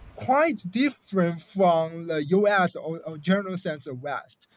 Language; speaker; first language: English; non-native, fluent; Chinese